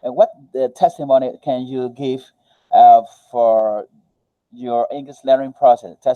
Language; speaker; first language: English; non-native, learner; Spanish